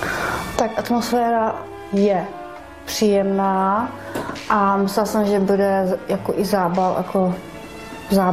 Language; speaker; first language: Czech; non-native, learner; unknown